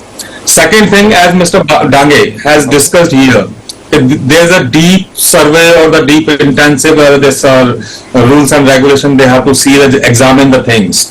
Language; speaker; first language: English; non-native, local second language; Hindi